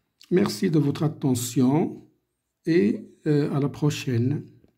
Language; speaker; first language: French; non-native, local second language; Arabic